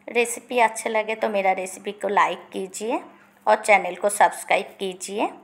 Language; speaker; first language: Hindi; non-native, local second language; Bangla